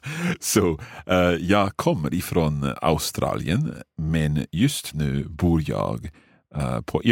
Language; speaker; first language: Swedish; non-native, learner; English